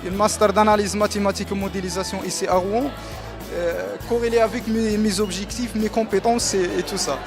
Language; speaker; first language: French; non-native, learner; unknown